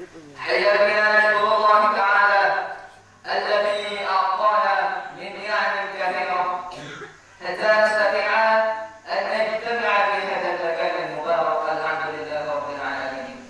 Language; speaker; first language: Arabic; non-native, learner; Indonesian